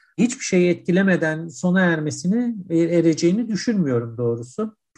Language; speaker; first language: Turkish; native; Turkish